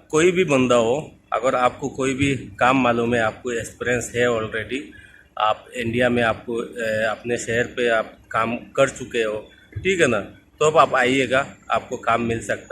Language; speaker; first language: Hindi; non-native, local second language; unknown